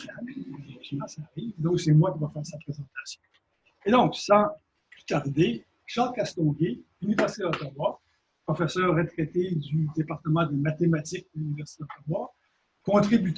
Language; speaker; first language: French; native; French